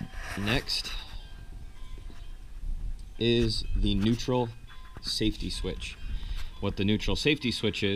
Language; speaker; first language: English; native; English